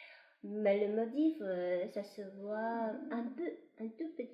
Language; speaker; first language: French; non-native, fluent; Chinese